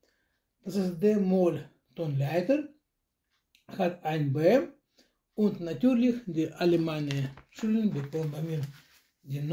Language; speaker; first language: German; non-native, fluent; Russian